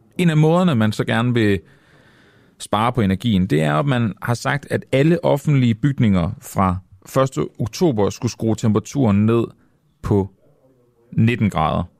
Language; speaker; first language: Danish; native; Danish